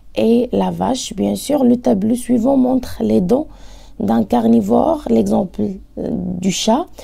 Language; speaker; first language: French; non-native, local second language; Arabic